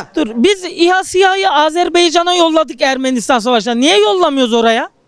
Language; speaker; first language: Turkish; native; Turkish